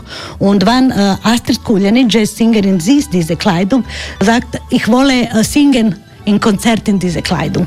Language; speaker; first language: German; non-native, learner; Croatian